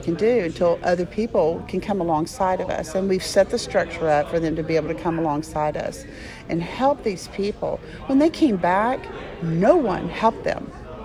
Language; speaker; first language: English; native; English